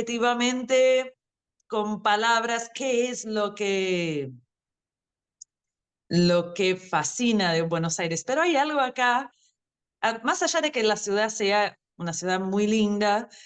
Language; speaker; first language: Spanish; non-native, fluent; Portuguese